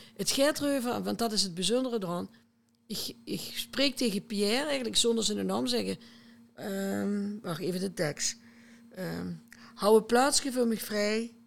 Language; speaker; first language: Dutch; native; Dutch